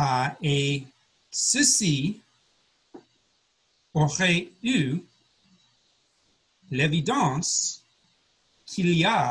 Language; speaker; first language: French; non-native, learner; English